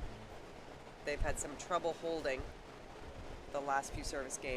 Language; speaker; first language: English; native; English